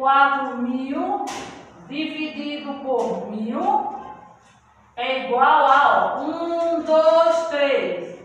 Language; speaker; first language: Portuguese; native; Portuguese